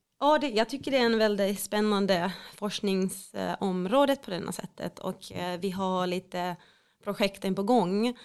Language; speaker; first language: Swedish; non-native, fluent; Finnish